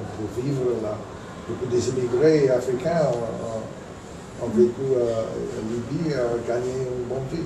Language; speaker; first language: French; non-native, fluent; English